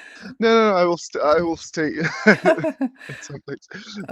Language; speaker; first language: English; non-native, fluent; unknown